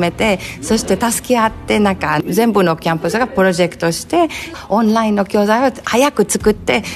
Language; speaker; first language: Japanese; non-native, fluent; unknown